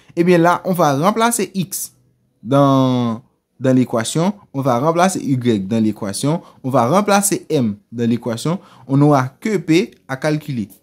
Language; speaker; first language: French; non-native, local second language; Haitian Creole